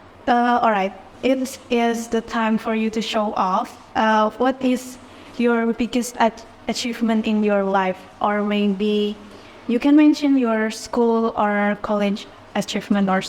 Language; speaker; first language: English; non-native, fluent; Indonesian